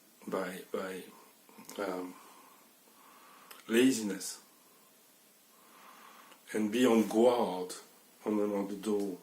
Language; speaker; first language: English; non-native, fluent; French